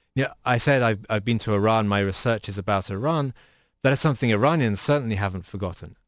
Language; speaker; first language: English; native; English